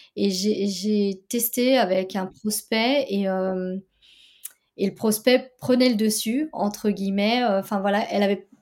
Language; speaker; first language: French; native; French